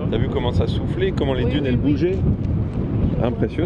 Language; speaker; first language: French; native; French